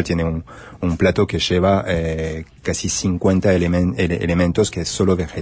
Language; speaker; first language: Spanish; non-native, fluent; French